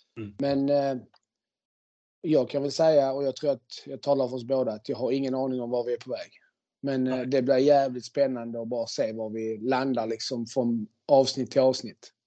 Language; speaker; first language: Swedish; native; Swedish